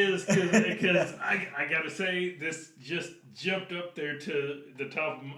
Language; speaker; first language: English; native; English